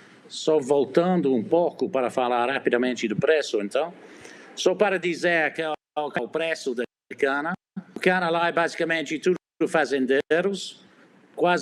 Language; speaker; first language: Portuguese; non-native, fluent; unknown